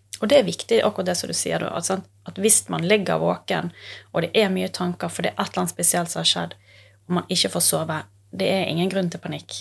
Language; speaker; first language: Norwegian; native; Norwegian